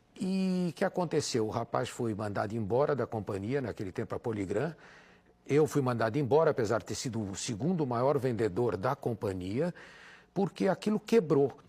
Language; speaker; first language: Portuguese; native; Portuguese